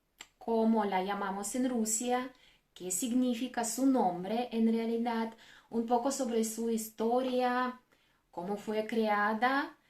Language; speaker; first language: Spanish; non-native, fluent; Russian